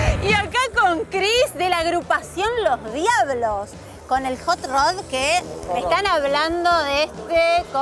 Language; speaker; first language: Spanish; native; Spanish